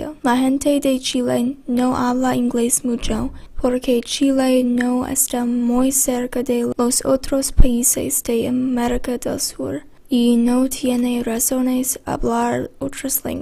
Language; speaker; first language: Spanish; non-native, learner; English